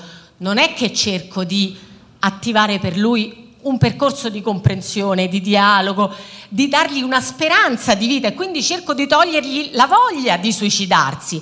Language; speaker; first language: Italian; native; Italian